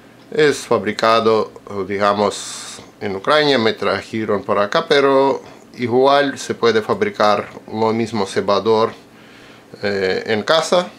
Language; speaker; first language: Spanish; non-native, fluent; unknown